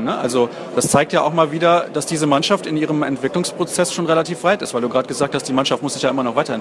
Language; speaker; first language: German; native; German